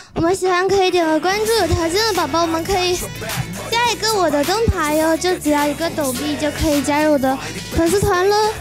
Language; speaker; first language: Chinese; native; Chinese